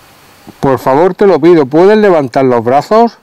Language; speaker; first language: Spanish; native; Spanish